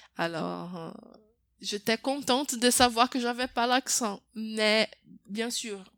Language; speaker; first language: French; non-native, fluent; Portuguese